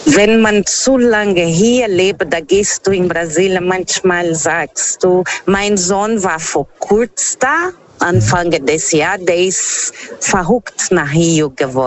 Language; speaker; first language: German; non-native, fluent; Portuguese